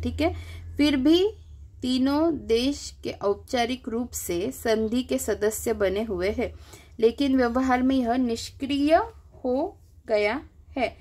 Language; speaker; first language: Hindi; non-native, local second language; Marathi